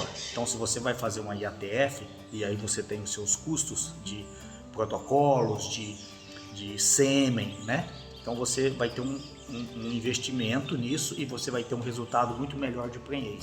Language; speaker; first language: Portuguese; native; Portuguese